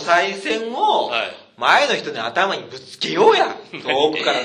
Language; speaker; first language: Japanese; native; Japanese